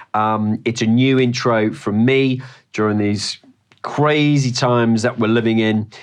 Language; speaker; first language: English; native; English